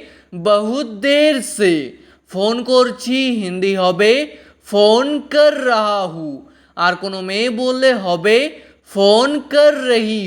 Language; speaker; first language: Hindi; non-native, fluent; Bangla